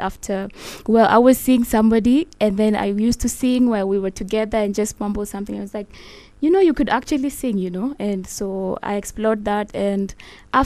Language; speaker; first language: English; non-native, local second language; Luo (Kenya and Tanzania)